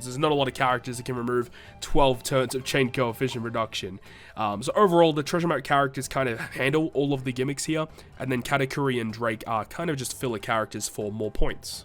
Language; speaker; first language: English; native; English